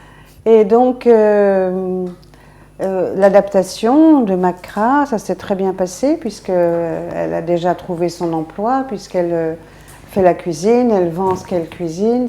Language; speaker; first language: French; native; French